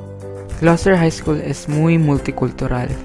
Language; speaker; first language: Spanish; non-native, learner; English